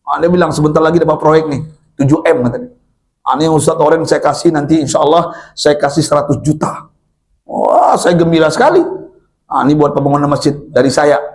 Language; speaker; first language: Indonesian; non-native, local second language; Minangkabau